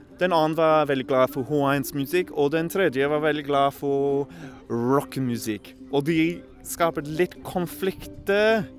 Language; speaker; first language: Norwegian; non-native, learner; English